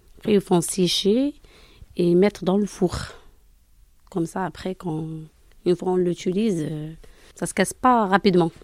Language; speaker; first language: French; non-native, local second language; Arabic